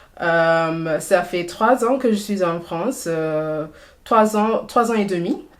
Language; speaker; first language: French; non-native, fluent; English